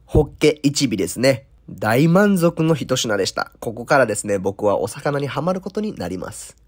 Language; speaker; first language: Japanese; native; Japanese